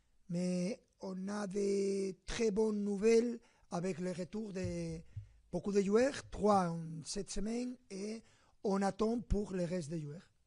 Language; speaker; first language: French; non-native, fluent; Spanish